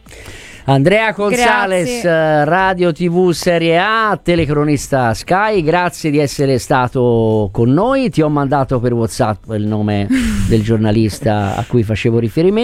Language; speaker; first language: Italian; native; Italian